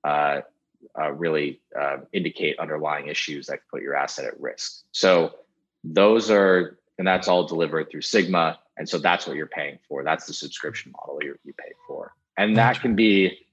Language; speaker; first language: English; native; English